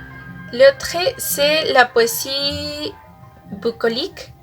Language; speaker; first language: French; non-native, learner; Spanish